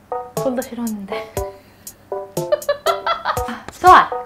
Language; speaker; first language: Korean; non-native, fluent; Arabic